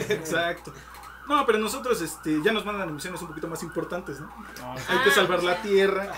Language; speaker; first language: Spanish; native; Spanish